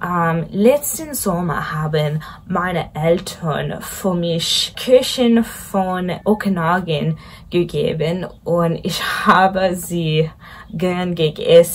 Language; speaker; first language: German; non-native, learner; English